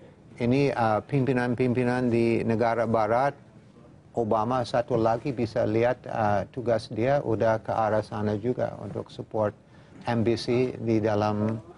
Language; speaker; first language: Indonesian; non-native, fluent; English